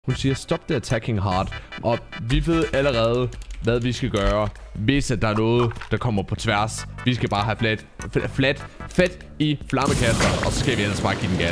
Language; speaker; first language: Danish; native; Danish